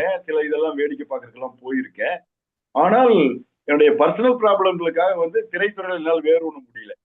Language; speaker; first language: Tamil; native; Tamil